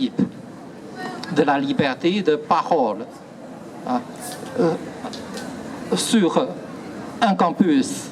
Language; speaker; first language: French; non-native, fluent; Chinese